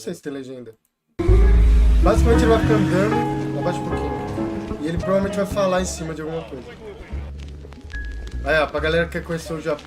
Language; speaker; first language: Portuguese; native; Portuguese